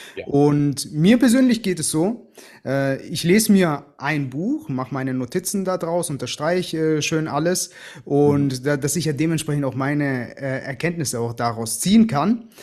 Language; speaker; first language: German; early bilingual, other home language; Greek